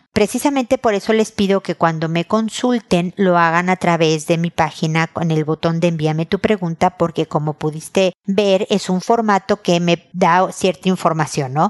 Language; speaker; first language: Spanish; native; Spanish